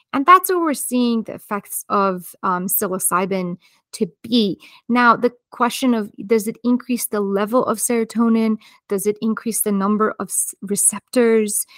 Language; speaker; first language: English; non-native, fluent; Persian